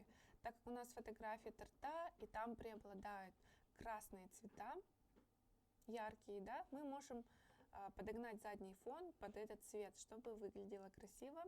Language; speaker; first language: Russian; native; Russian